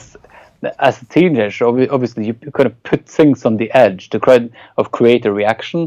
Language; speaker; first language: English; non-native, fluent; Norwegian